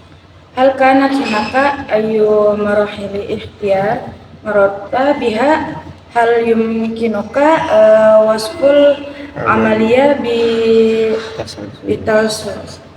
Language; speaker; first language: Arabic; non-native, learner; Indonesian